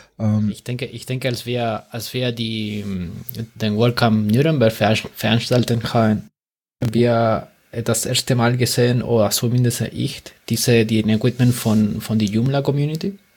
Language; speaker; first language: German; non-native, fluent; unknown